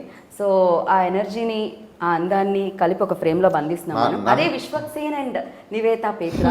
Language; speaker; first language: Telugu; native; Telugu